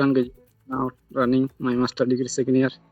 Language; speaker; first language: English; non-native, learner; Santali